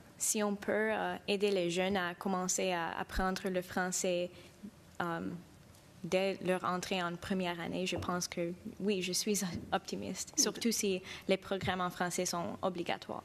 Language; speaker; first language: French; non-native, local second language; English